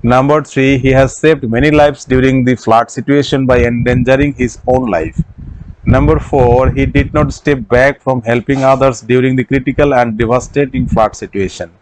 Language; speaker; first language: English; non-native, local second language; Assamese